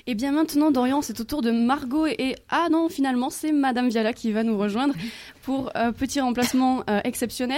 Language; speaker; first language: French; native; French